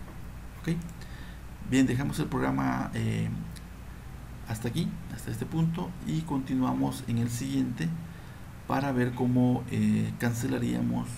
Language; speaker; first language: Spanish; native; Spanish